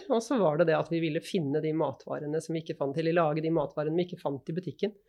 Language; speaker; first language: Norwegian; native; Norwegian